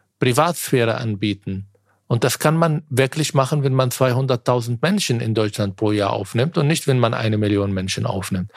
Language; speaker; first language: German; non-native, fluent; Arabic